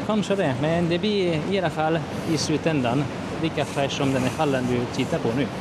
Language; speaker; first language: Swedish; non-native, fluent; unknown